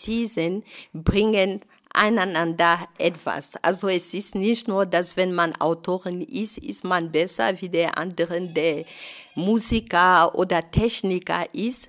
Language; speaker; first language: German; non-native, fluent; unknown